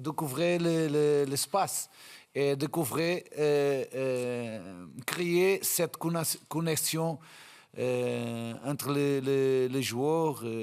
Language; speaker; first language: French; non-native, fluent; Portuguese